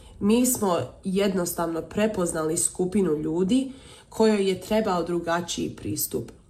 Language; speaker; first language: Serbian; early bilingual, heritage; Croatian